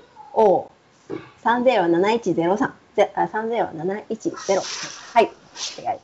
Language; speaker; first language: Japanese; native; Japanese